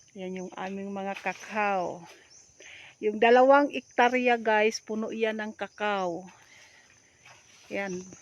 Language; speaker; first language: Filipino; non-native, local second language; Cebuano